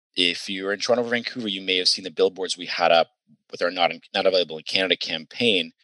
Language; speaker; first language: English; native; English